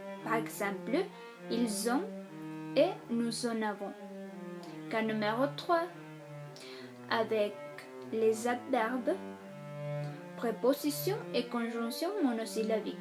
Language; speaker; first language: French; non-native, fluent; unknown